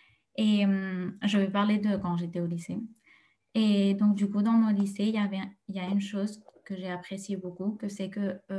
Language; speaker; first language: French; non-native, fluent; Spanish